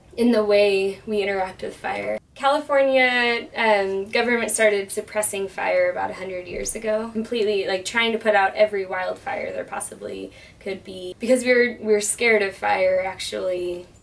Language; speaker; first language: English; native; English